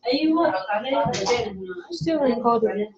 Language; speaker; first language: Arabic; native; Arabic